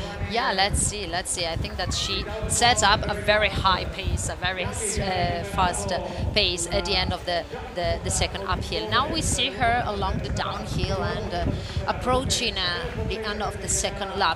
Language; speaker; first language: English; non-native, fluent; Italian